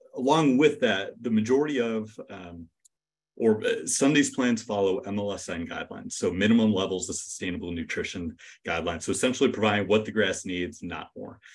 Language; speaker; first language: English; native; English